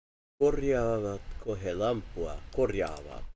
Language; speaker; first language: Finnish; non-native, learner; English